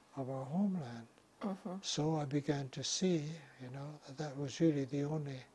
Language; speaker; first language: English; native; English